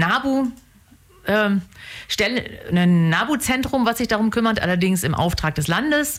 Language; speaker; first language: German; native; German